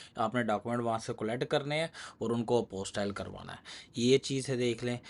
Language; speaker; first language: Urdu; non-native, local second language; Punjabi